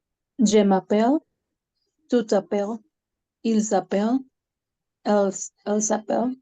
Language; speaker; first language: French; non-native, learner; Spanish